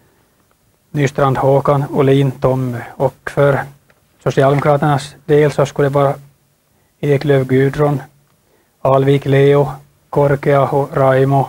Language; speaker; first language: Swedish; native; Swedish